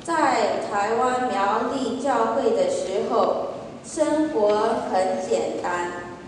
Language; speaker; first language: Chinese; early bilingual, heritage; Chinese